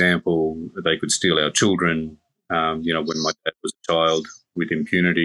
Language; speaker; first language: English; native; English